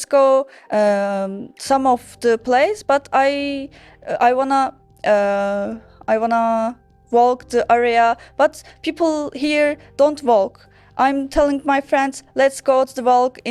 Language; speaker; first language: English; non-native, learner; Turkish